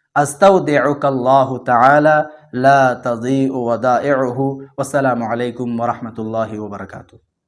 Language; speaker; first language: Arabic; non-native, fluent; Urdu